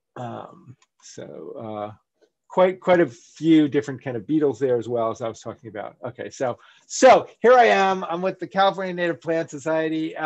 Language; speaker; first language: English; native; English